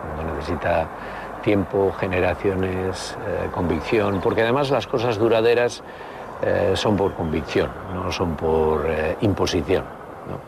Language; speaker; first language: Spanish; native; Spanish